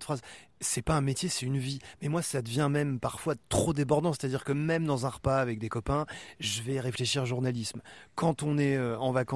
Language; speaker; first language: French; native; French